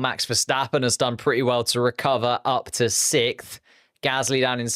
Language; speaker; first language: English; native; English